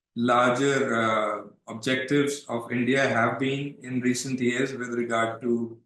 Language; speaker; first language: English; non-native, local second language; Urdu